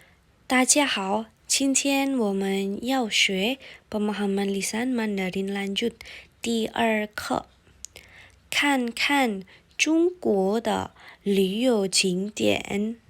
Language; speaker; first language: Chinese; non-native, fluent; Indonesian